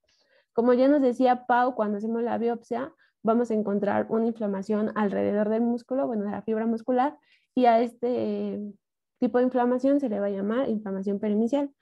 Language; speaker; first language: Spanish; native; Spanish